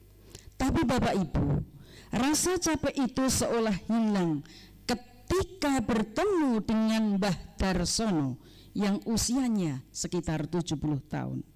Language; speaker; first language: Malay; non-native, local second language; Javanese